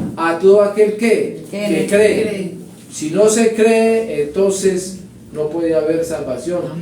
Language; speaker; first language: Spanish; native; Spanish